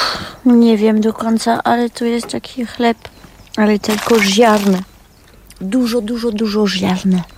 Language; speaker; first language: Polish; non-native, learner; French